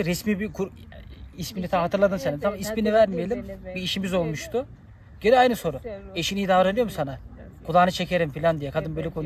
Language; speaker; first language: Turkish; native; Turkish